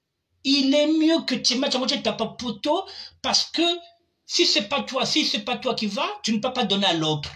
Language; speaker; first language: French; non-native, local second language; Lingala